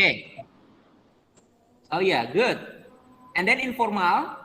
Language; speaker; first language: English; non-native, learner; Indonesian